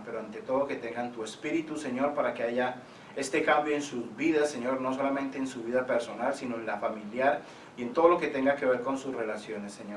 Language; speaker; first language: Spanish; native; Spanish